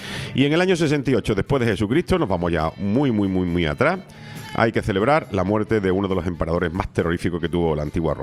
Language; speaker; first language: Spanish; native; Spanish